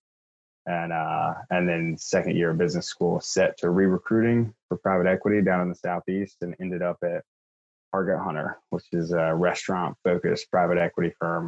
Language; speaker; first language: English; native; English